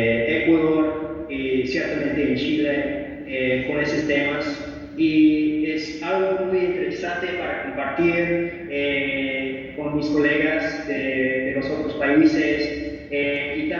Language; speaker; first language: Spanish; non-native, fluent; English